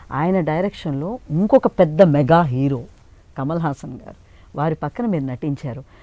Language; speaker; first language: Telugu; native; Telugu